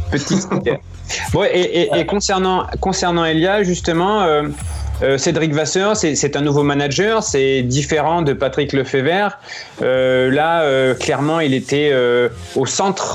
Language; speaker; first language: French; native; French